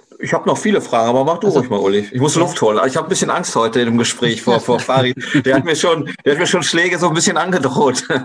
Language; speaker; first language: German; native; German